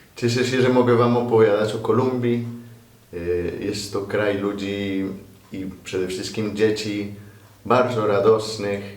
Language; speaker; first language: Polish; non-native, fluent; Spanish